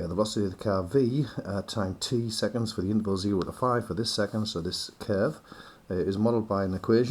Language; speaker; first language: English; native; English